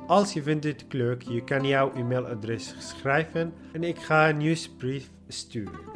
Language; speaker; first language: Dutch; non-native, learner; Arabic